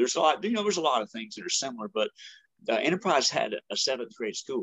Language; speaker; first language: English; native; English